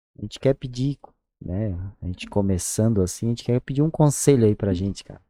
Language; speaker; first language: Portuguese; native; Portuguese